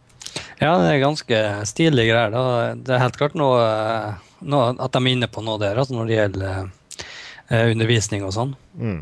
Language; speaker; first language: Norwegian; native; Norwegian